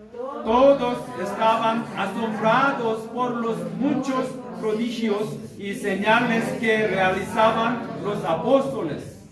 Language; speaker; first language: Spanish; non-native, learner; Korean